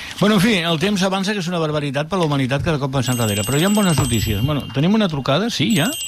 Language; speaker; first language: Catalan; non-native, local second language; Spanish